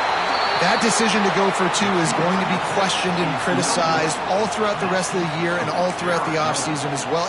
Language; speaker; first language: English; native; English